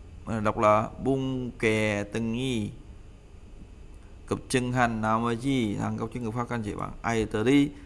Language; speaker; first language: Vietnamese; native; Vietnamese